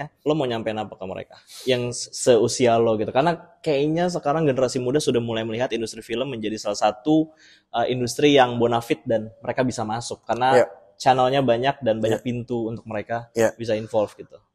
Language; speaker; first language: Indonesian; native; Indonesian